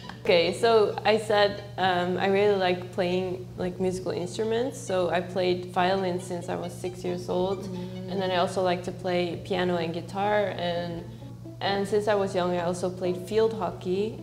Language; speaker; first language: English; non-native, fluent; Dutch